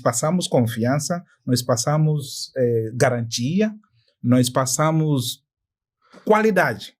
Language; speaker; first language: Portuguese; non-native, fluent; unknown